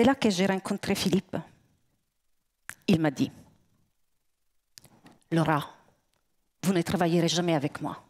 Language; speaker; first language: French; native; French